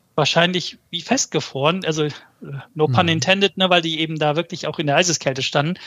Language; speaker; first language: German; early bilingual, other home language; Turkish